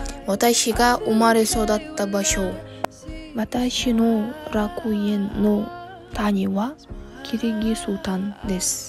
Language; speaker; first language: Japanese; non-native, learner; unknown